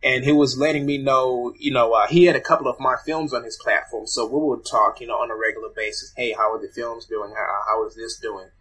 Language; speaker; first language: English; early bilingual, other home language; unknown